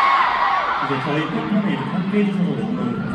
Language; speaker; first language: Korean; native; Korean